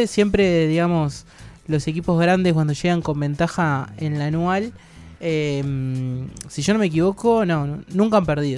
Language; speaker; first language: Spanish; native; Spanish